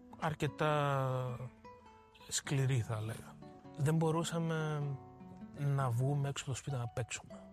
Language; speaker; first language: Greek; early bilingual, other home language; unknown